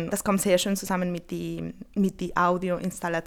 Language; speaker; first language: German; non-native, fluent; Spanish